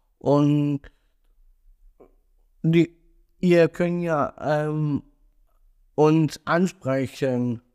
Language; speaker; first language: German; non-native, learner; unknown